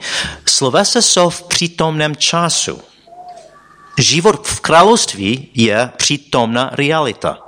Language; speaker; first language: Czech; non-native, fluent; English